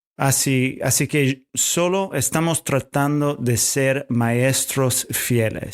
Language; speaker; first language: Spanish; non-native, fluent; English